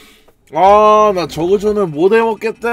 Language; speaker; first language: Korean; native; Korean